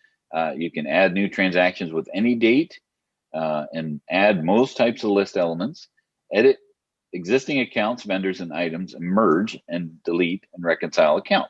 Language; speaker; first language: English; native; English